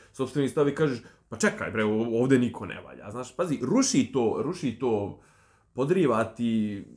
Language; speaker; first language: Serbian; native; Serbian